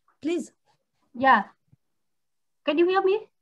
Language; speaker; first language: English; non-native, learner; Vietnamese